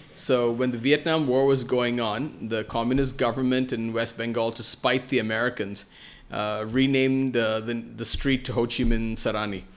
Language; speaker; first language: English; non-native, local second language; Malayalam